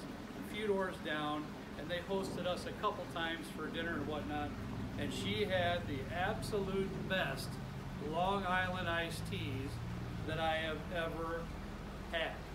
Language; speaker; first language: English; native; English